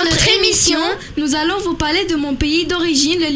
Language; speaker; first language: French; early bilingual, other home language; Arabic